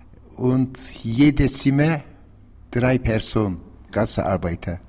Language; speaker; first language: German; non-native, learner; Turkish